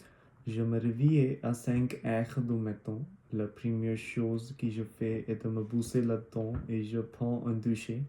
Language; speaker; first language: French; non-native, learner; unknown